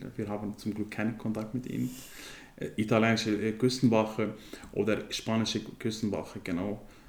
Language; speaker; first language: German; non-native, fluent; Kurdish